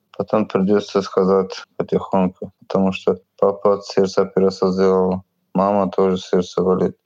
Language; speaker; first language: Russian; non-native, learner; Uzbek